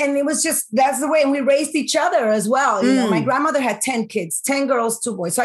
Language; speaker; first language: English; early bilingual, other home language; Spanish